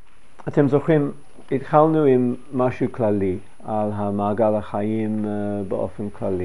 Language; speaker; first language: Hebrew; non-native, fluent; English